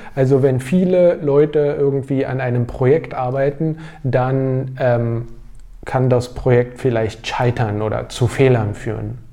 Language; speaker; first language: German; native; German